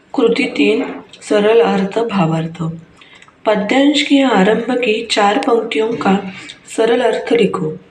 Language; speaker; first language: Hindi; non-native, local second language; Marathi